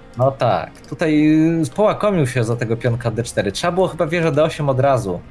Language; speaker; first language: Polish; early bilingual, other home language; Vietnamese